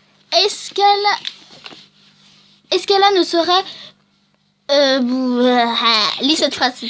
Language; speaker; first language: French; native; French